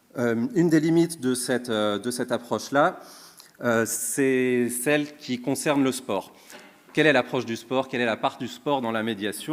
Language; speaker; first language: French; native; French